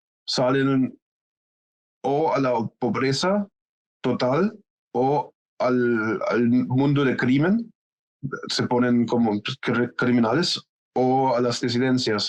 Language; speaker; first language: Spanish; non-native, fluent; German